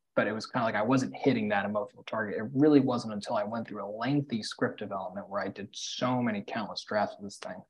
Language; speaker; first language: English; native; English